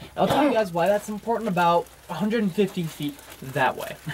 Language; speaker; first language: English; native; English